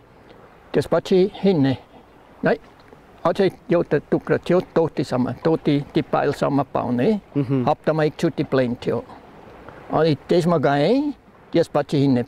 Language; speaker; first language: Nepali; non-native, learner; German